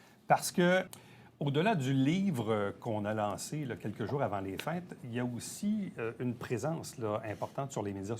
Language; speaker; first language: French; native; French